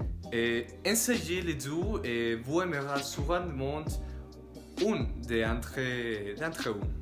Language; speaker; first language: French; non-native, learner; Spanish